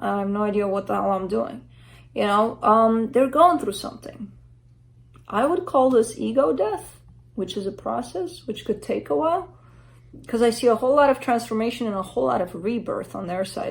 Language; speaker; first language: English; native; English